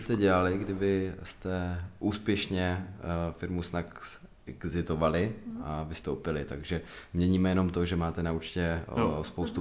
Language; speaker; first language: Czech; native; Czech